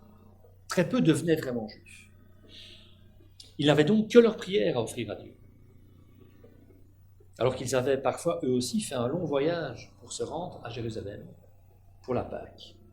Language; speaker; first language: French; native; French